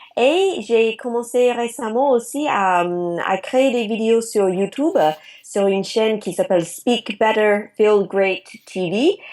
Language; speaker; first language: French; non-native, fluent; English